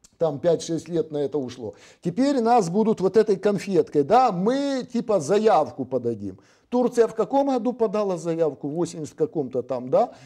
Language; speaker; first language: Russian; native; Russian